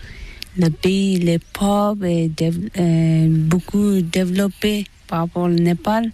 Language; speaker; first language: French; non-native, learner; Tibetan